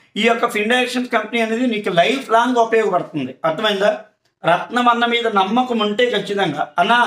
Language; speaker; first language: Telugu; native; Telugu